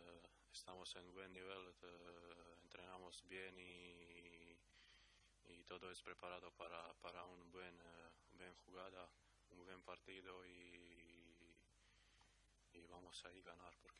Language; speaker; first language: Spanish; non-native, learner; Croatian